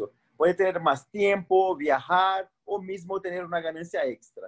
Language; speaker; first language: Spanish; non-native, fluent; Portuguese